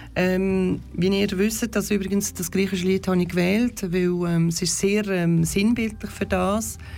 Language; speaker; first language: German; early bilingual, other home language; Turkish